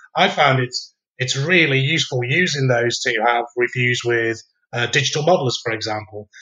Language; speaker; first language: English; native; English